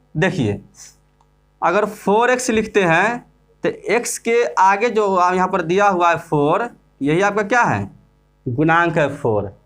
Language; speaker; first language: Hindi; native; Hindi